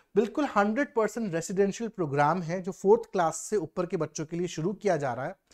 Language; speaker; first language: Hindi; native; Hindi